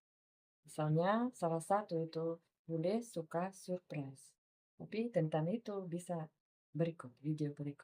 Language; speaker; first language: Indonesian; non-native, learner; Russian